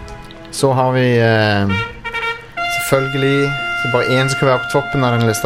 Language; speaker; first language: Norwegian; native; Norwegian